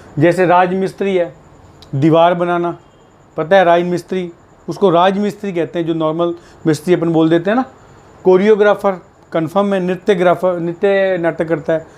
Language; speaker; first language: Hindi; native; Hindi